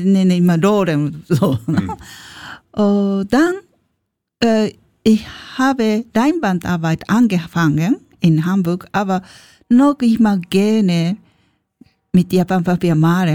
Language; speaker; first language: German; non-native, learner; Japanese